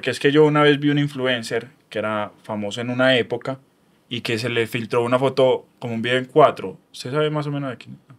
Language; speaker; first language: Spanish; native; Spanish